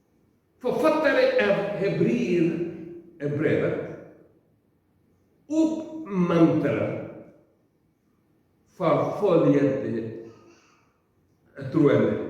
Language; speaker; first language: Swedish; non-native, learner; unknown